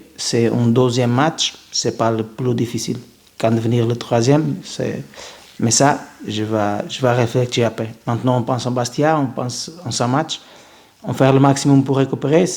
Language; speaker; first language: French; non-native, fluent; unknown